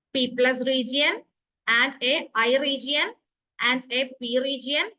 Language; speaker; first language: English; non-native, local second language; Malayalam